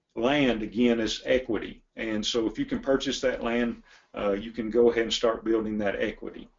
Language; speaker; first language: English; native; English